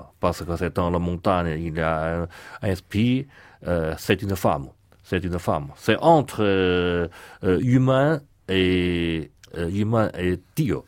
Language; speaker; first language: French; non-native, learner; Chinese